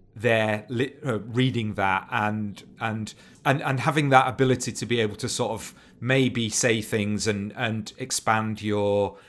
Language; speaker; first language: English; native; English